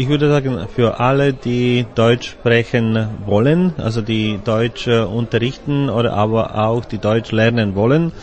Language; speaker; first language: German; non-native, fluent; Slovak